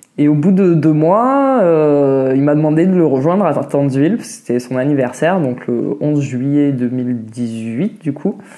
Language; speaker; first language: French; native; French